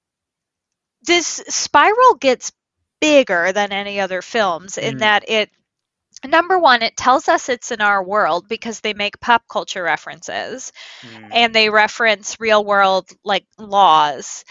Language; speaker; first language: English; native; English